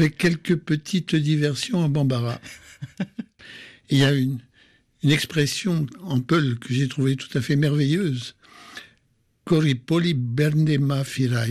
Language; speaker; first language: French; native; French